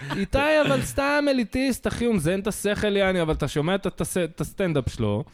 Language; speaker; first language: Hebrew; native; Hebrew